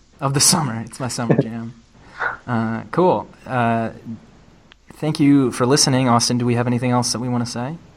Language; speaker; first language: English; native; English